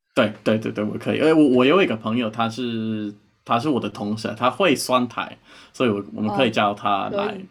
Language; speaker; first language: Chinese; non-native, fluent; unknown